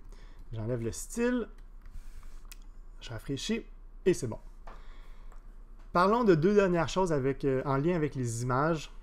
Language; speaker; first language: French; native; French